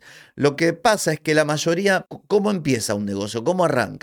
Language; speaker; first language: Spanish; native; Spanish